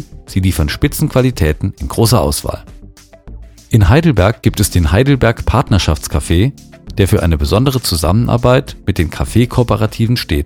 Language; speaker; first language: German; native; German